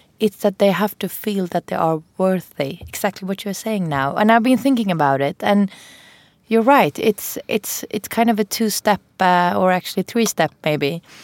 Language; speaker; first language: English; non-native, fluent; Persian